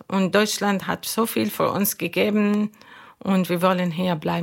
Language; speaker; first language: German; non-native, learner; Arabic